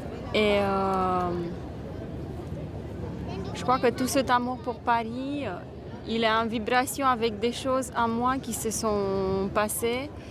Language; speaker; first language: French; non-native, fluent; Romanian